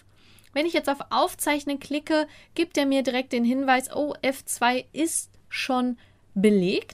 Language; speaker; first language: German; native; German